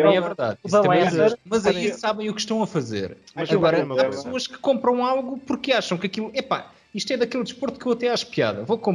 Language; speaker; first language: Portuguese; native; Portuguese